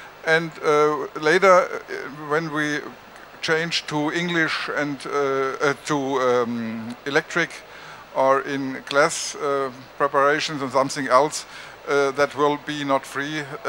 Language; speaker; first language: English; non-native, learner; German